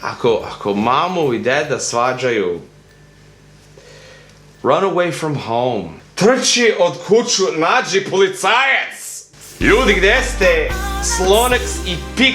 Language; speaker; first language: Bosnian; early bilingual, heritage; English